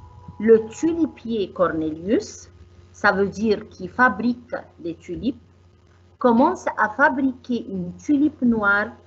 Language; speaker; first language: French; non-native, fluent; Arabic